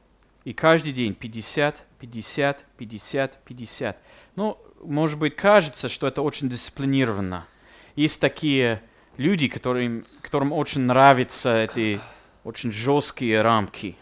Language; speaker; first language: Russian; non-native, fluent; English